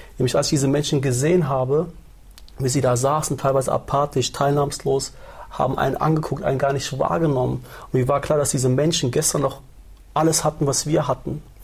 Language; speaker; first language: German; early bilingual, other home language; Turoyo